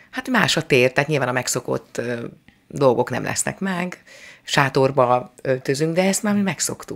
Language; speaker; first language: Hungarian; native; Hungarian